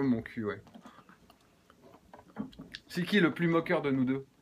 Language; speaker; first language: French; native; French